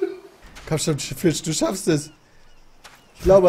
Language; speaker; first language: German; native; German